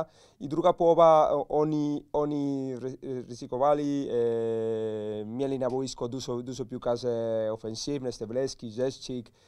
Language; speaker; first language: Polish; non-native, learner; Spanish